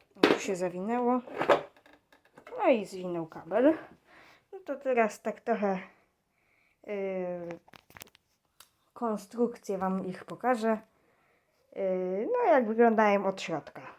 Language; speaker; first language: Polish; native; Polish